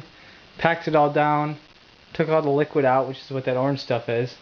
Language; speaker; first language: English; native; English